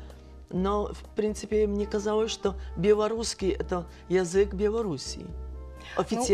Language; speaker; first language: Russian; non-native, fluent; Polish